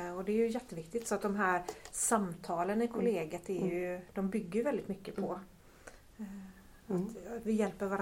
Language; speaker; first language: Swedish; native; Swedish